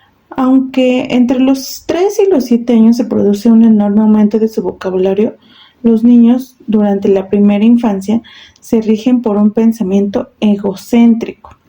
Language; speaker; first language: Spanish; native; Spanish